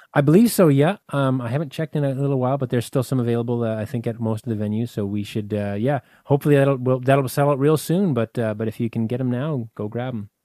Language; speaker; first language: English; native; English